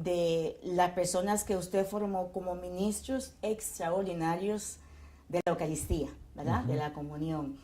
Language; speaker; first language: Spanish; native; Spanish